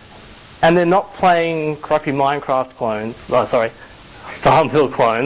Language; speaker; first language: English; native; English